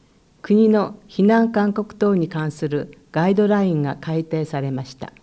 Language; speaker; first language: Japanese; native; Japanese